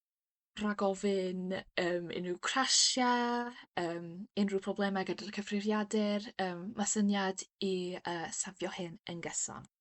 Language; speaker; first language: Welsh; non-native, local second language; English